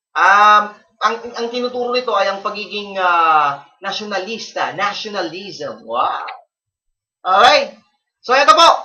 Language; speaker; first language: Filipino; non-native, local second language; Iloko